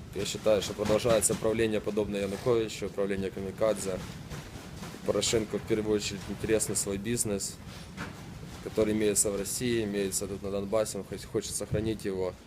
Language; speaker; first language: Russian; native; Russian